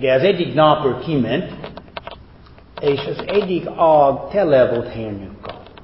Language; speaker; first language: Hungarian; non-native, fluent; English